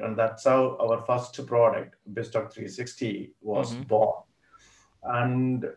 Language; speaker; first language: English; non-native, local second language; Tamil